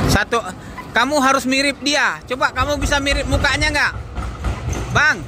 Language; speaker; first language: Indonesian; native; Indonesian